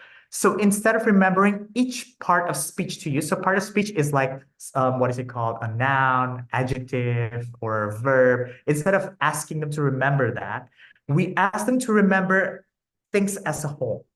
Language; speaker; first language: English; non-native, fluent; Indonesian